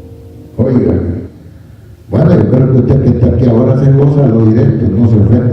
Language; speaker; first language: Spanish; native; Spanish